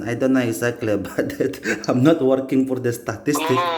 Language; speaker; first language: English; non-native, learner; Indonesian